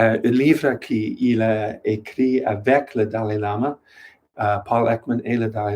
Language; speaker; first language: French; non-native, learner; English